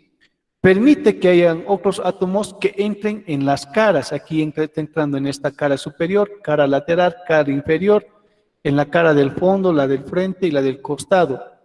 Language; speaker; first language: Spanish; native; Spanish